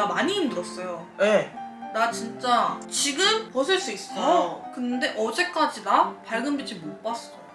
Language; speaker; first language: Korean; native; Korean